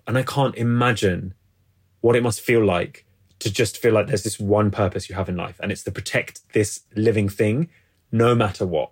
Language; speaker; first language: English; native; English